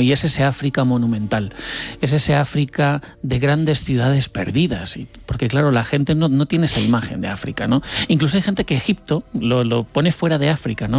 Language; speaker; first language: Spanish; native; Spanish